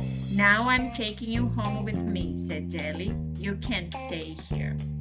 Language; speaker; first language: English; non-native, fluent; Portuguese